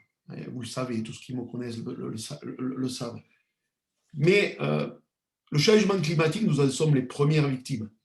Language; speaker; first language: French; native; French